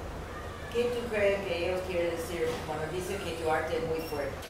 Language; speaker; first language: Spanish; non-native, fluent; English